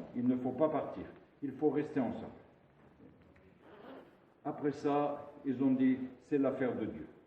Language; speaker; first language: French; non-native, local second language; Arabic